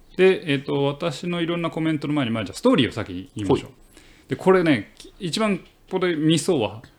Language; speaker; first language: Japanese; native; Japanese